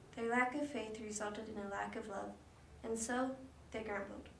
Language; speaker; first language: English; native; English